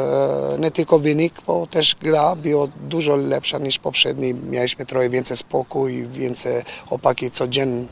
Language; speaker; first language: Polish; non-native, fluent; Albanian